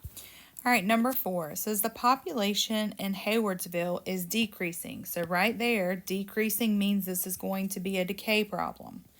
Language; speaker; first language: English; native; English